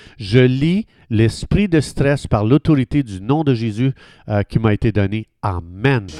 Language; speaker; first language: French; native; French